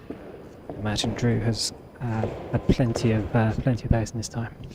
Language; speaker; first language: English; native; English